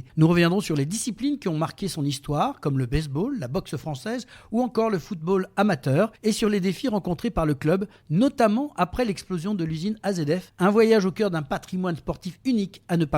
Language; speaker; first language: French; native; French